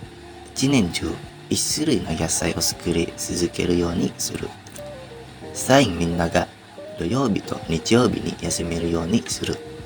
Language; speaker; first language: Japanese; non-native, learner; Indonesian